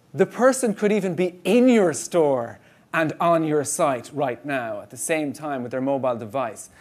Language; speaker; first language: English; native; English